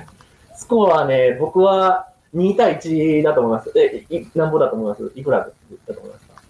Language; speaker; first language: Japanese; native; Japanese